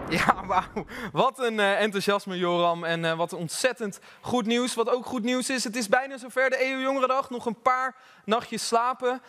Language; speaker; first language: Dutch; native; Dutch